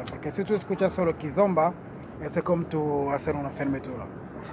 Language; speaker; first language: Spanish; non-native, learner; Portuguese